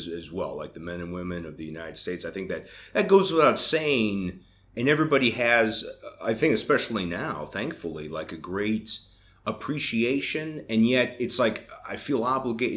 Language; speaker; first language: English; native; English